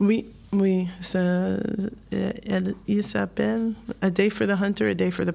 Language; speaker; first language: French; non-native, learner; English